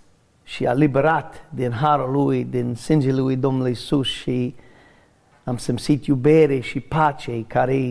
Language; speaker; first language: Romanian; non-native, learner; English